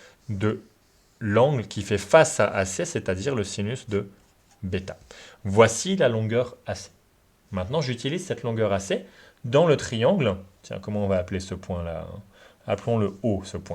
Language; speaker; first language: French; native; French